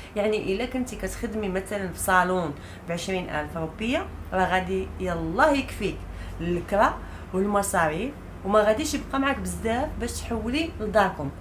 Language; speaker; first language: Arabic; native; Arabic